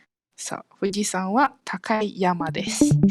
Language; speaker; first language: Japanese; non-native, fluent; Malay